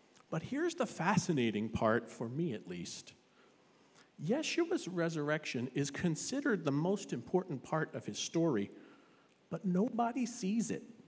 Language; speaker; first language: English; native; English